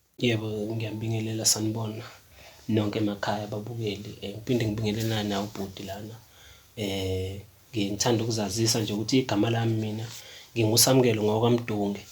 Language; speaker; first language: Zulu; native; Zulu